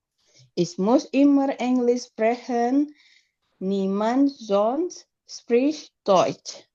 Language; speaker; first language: German; non-native, learner; Indonesian